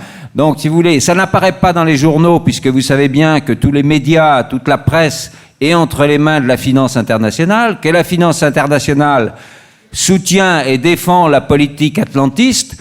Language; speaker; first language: French; native; French